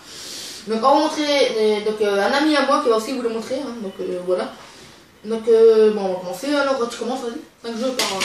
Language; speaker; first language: French; native; French